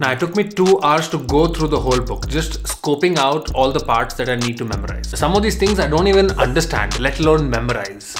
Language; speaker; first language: English; non-native, local second language; Hindi